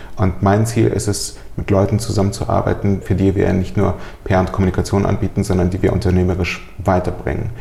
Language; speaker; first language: German; early bilingual, other home language; Russian